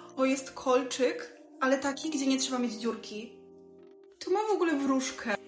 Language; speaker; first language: Polish; native; Polish